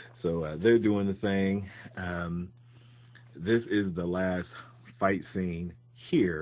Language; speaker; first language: English; native; English